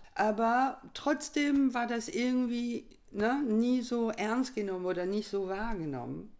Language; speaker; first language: German; non-native, fluent; French